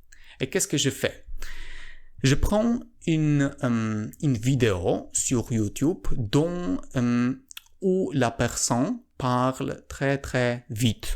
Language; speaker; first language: French; non-native, learner; Polish